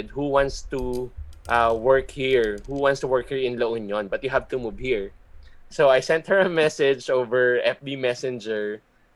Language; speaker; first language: English; non-native, local second language; Filipino